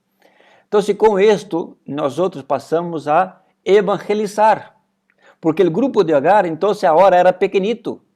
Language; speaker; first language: Spanish; non-native, fluent; Portuguese